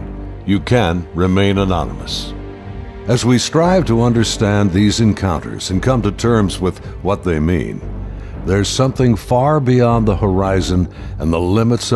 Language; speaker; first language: English; native; English